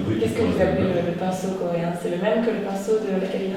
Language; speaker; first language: French; native; French